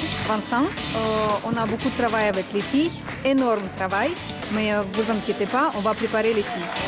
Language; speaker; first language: French; non-native, fluent; Russian